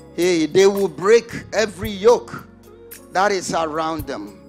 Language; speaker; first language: English; non-native, local second language; Akan